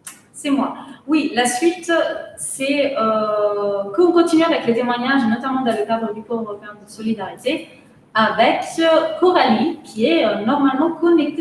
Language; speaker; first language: French; native; French